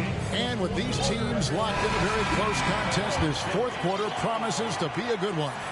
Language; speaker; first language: English; native; English